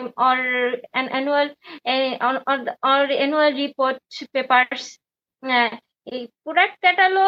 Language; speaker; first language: English; non-native, learner; Bangla